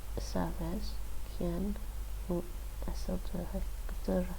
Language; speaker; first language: Spanish; non-native, learner; English